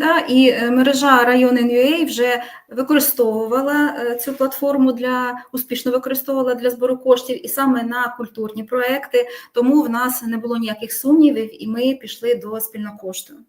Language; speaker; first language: Ukrainian; native; Ukrainian